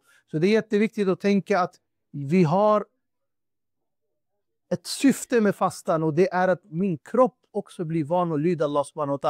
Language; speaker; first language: Swedish; non-native, fluent; Urdu